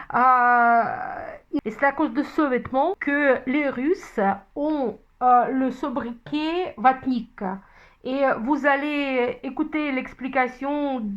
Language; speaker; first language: French; non-native, fluent; Russian